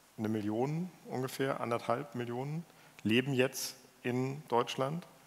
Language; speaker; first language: German; native; German